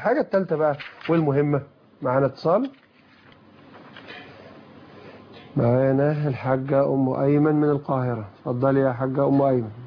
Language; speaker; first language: Arabic; native; Arabic